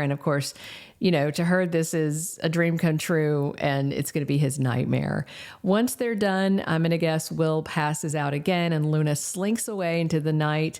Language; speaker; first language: English; native; English